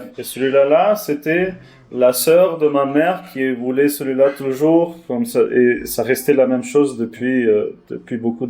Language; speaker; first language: French; non-native, fluent; Portuguese